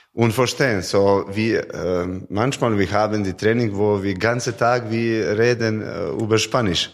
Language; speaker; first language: German; non-native, learner; Serbian